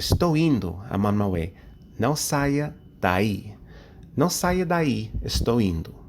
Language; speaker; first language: Portuguese; non-native, fluent; English